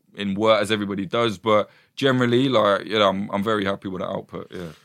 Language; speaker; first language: English; native; English